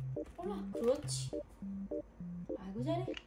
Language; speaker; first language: Korean; native; Korean